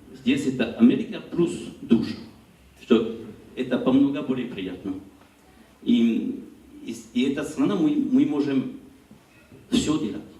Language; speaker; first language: Russian; non-native, learner; French